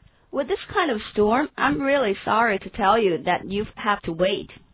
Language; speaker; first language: English; non-native, fluent; Chinese